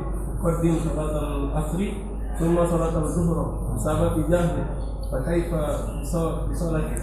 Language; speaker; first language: Arabic; non-native, learner; Indonesian